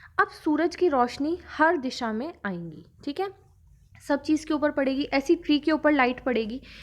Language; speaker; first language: Hindi; native; Hindi